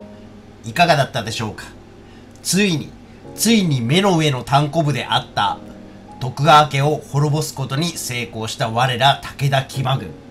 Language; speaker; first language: Japanese; native; Japanese